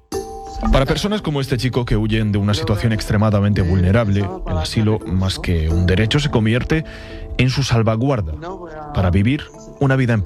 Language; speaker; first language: Spanish; native; Spanish